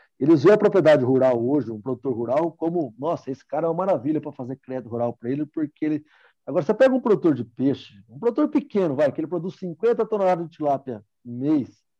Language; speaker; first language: Portuguese; native; Portuguese